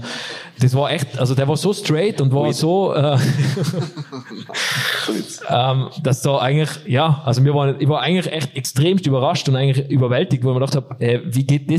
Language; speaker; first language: German; native; German